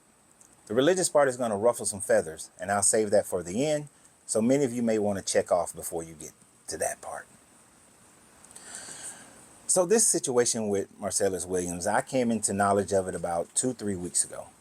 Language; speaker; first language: English; native; English